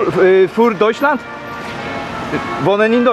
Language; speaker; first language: German; non-native, learner; Polish